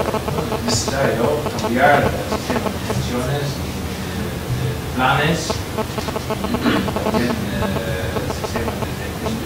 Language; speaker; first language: Spanish; non-native, learner; Dutch